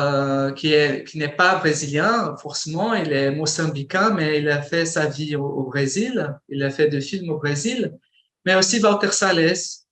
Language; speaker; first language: French; non-native, fluent; Portuguese